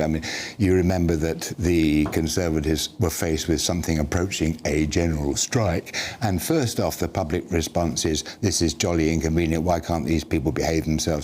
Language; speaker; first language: English; native; English